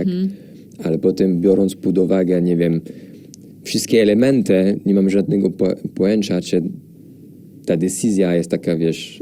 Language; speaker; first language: Polish; non-native, fluent; French